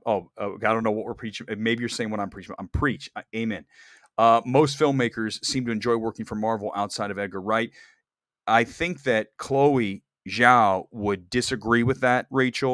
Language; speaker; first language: English; native; English